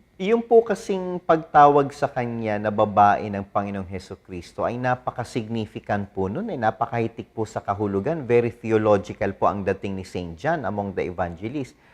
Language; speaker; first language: Filipino; non-native, local second language; Bikol